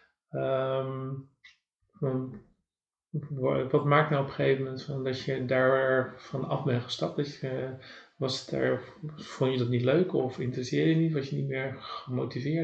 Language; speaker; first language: Dutch; native; Dutch